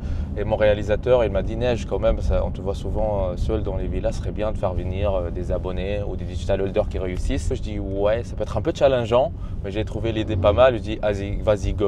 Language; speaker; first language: French; native; French